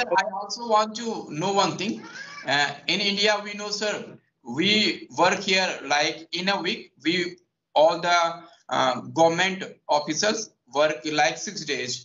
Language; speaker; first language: English; non-native, local second language; Hindi